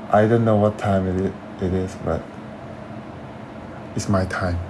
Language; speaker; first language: English; non-native, learner; Thai